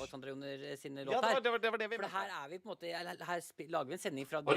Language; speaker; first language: Norwegian; native; Norwegian